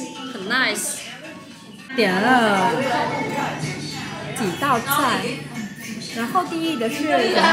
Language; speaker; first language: Chinese; non-native, fluent; Vietnamese